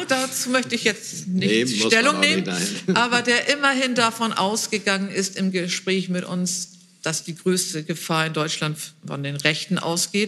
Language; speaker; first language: German; native; German